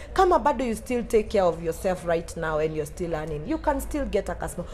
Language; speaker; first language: English; non-native, local second language; Swahili